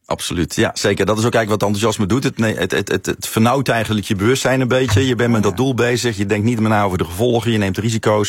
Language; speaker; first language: Dutch; native; Dutch